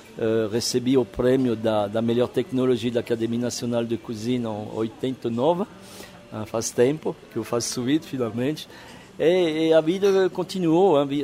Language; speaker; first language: Portuguese; non-native, fluent; French